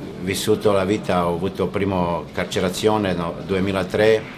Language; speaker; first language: Italian; non-native, fluent; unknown